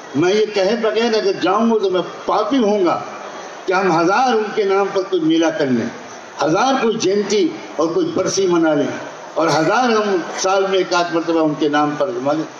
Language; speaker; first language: Hindi; native; Hindi